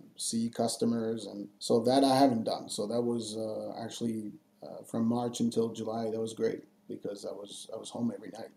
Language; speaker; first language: English; non-native, fluent; French